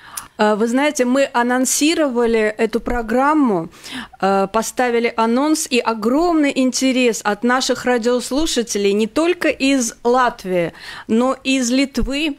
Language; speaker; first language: Russian; native; Russian